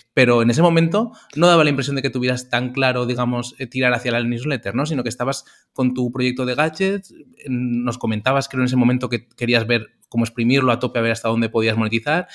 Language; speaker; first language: Spanish; native; Spanish